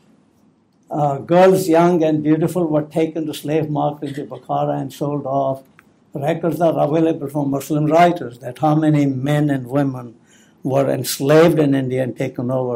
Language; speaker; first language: English; non-native, local second language; Punjabi